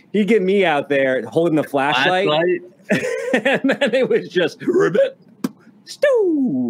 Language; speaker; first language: English; non-native, local second language; Filipino